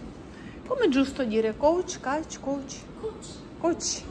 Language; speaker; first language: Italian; non-native, learner; Russian